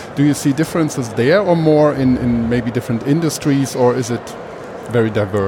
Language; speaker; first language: English; non-native, fluent; German